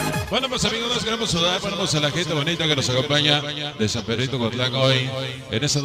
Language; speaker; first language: Spanish; native; Spanish